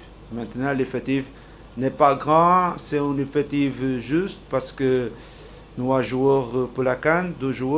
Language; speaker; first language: French; non-native, learner; Portuguese